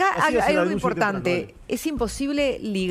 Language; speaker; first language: Spanish; native; Spanish